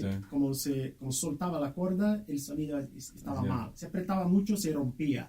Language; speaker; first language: Spanish; non-native, fluent; Portuguese